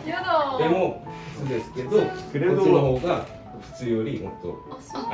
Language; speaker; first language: Japanese; non-native, learner; Korean